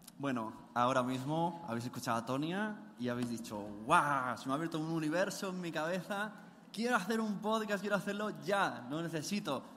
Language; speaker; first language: Spanish; native; Spanish